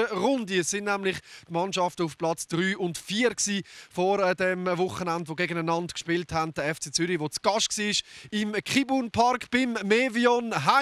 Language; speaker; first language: German; native; German